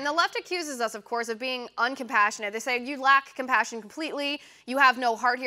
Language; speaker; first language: English; native; English